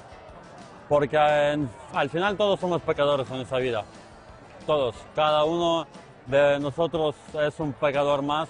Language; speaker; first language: Spanish; non-native, fluent; Ukrainian